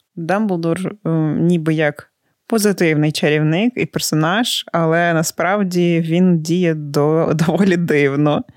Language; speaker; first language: Ukrainian; native; Ukrainian